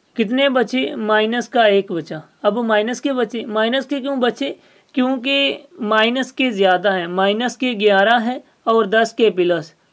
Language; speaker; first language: Urdu; non-native, local second language; Sindhi